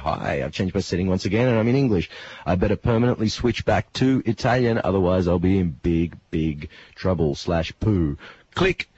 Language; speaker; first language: English; native; English